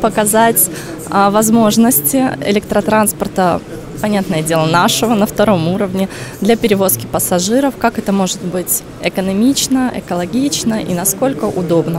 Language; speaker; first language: Russian; native; Russian